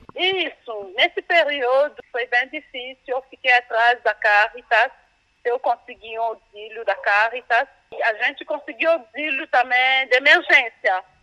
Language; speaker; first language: Portuguese; non-native, fluent; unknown